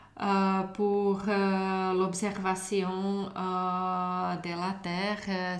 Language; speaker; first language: French; non-native, learner; Czech